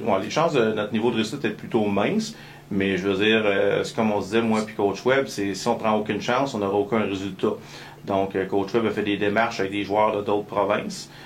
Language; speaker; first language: French; native; French